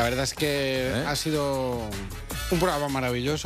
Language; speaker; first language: Spanish; native; Spanish